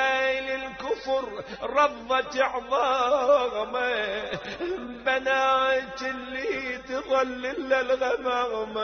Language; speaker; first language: Arabic; native; Arabic